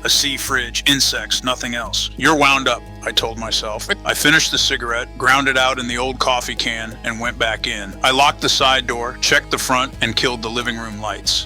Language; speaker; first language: English; native; English